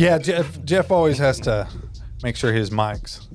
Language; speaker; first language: English; native; English